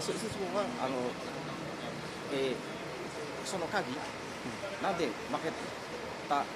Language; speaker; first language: Japanese; non-native, learner; Indonesian